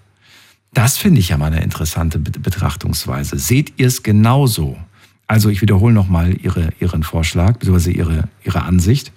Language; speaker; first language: German; native; German